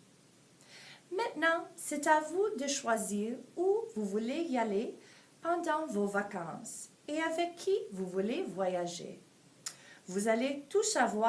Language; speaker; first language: French; non-native, fluent; English